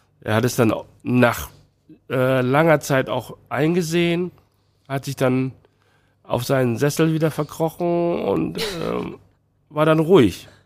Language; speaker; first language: German; early bilingual, other home language; Chinese